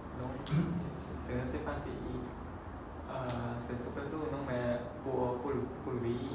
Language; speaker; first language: French; non-native, learner; Khmer